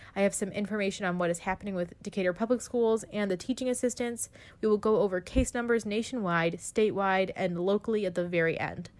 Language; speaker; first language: English; native; English